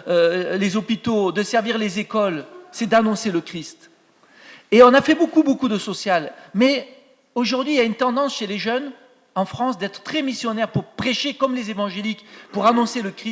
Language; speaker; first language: French; native; French